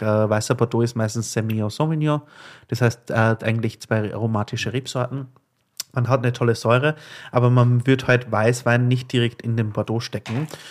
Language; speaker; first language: German; native; German